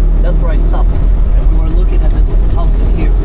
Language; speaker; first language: English; non-native, local second language; Italian